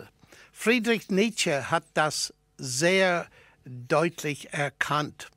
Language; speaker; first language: German; non-native, fluent; English